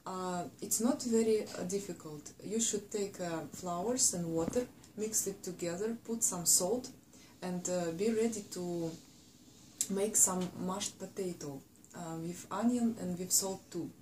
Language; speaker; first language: English; non-native, fluent; Russian